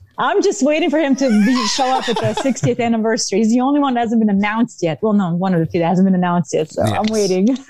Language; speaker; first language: English; non-native, fluent; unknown